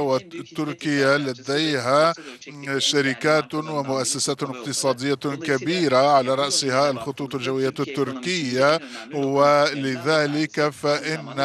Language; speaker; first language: Arabic; non-native, fluent; Turkish